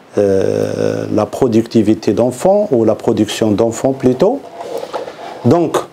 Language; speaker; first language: French; non-native, local second language; Arabic